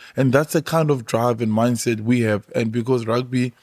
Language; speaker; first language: English; non-native, local second language; Xhosa